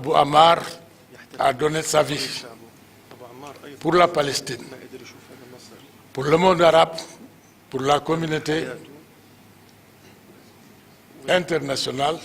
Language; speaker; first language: French; non-native, local second language; Wolof